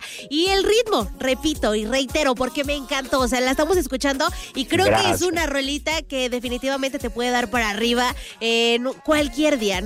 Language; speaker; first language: Spanish; native; Spanish